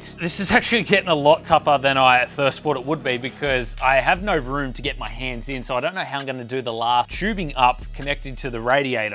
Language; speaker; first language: English; native; English